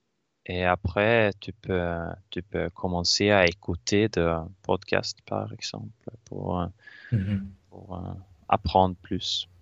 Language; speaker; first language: French; non-native, learner; Swedish